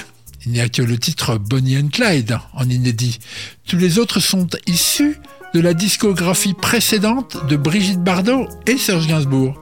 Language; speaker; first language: French; native; French